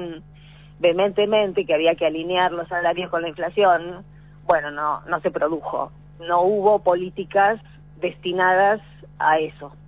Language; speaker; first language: Spanish; native; Spanish